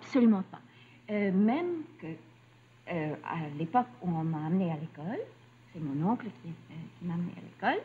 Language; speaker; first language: French; early bilingual, other home language; Russian